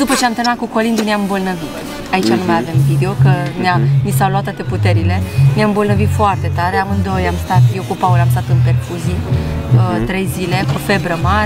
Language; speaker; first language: Romanian; native; Romanian